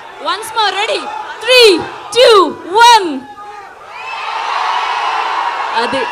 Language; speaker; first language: Telugu; native; Telugu